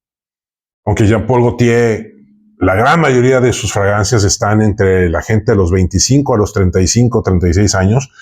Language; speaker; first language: Spanish; native; Spanish